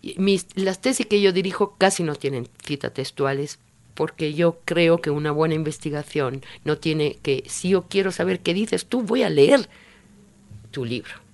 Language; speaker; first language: Spanish; non-native, fluent; Italian